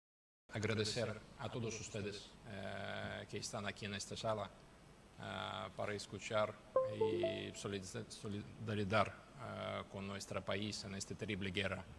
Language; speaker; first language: Spanish; non-native, learner; Ukrainian